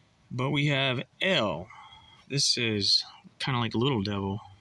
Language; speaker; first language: English; native; English